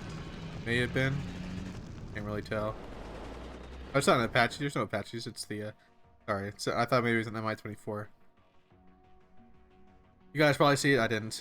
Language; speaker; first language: English; native; English